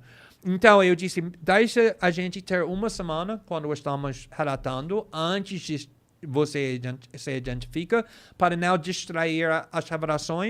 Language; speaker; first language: Portuguese; non-native, fluent; English